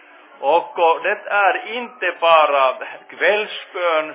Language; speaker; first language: Swedish; non-native, fluent; Finnish